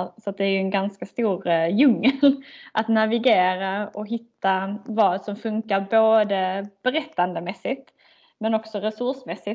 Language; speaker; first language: Swedish; native; Swedish